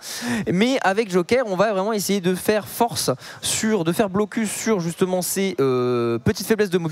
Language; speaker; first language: French; native; French